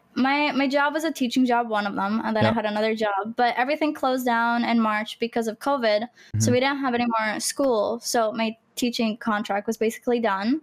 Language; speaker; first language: English; non-native, fluent; Greek